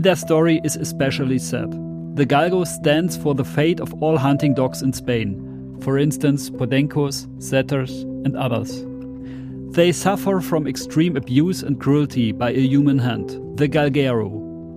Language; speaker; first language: English; non-native, fluent; German